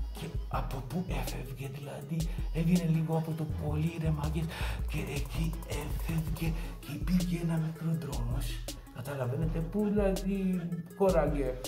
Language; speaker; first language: Greek; non-native, fluent; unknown